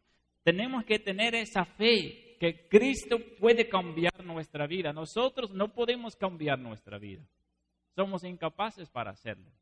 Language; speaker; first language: Spanish; non-native, fluent; Dutch